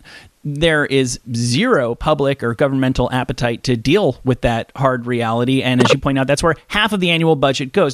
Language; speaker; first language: English; native; English